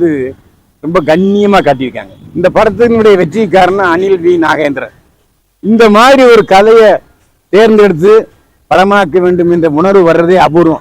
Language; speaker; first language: Tamil; native; Tamil